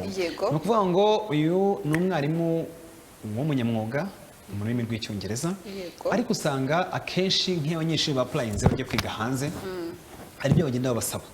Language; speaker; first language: Kinyarwanda; native; Kinyarwanda